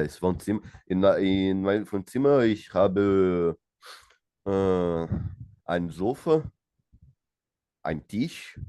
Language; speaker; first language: German; non-native, learner; Portuguese